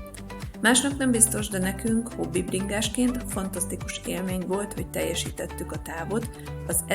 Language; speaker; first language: Hungarian; native; Hungarian